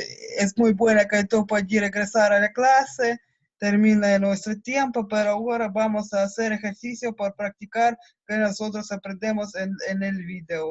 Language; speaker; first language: Spanish; non-native, learner; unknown